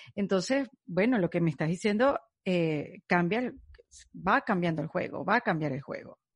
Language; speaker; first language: Spanish; native; Spanish